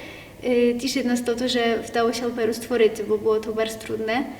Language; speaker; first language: Polish; non-native, local second language; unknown